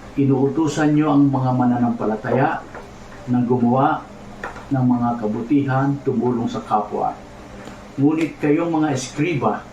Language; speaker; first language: Filipino; native; Filipino